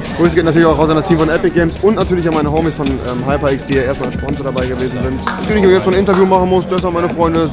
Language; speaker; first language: German; native; German